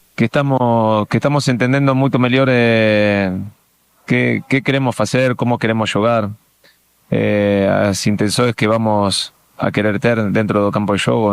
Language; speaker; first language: Portuguese; non-native, learner; Spanish